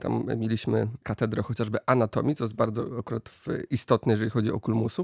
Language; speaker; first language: Polish; native; Polish